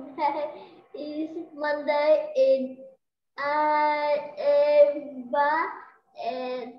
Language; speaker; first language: English; non-native, learner; Vietnamese